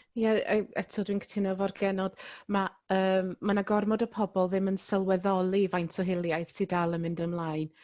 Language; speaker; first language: Welsh; non-native, local second language; English